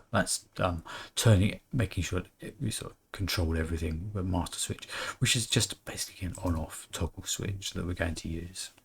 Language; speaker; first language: English; native; English